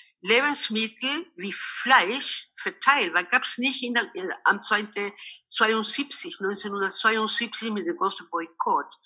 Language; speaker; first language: German; non-native, local second language; Spanish